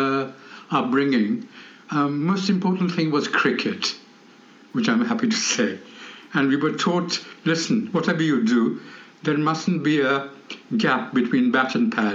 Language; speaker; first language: English; non-native, local second language; Bangla